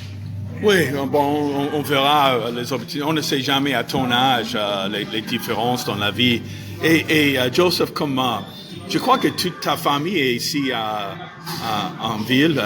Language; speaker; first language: French; non-native, fluent; English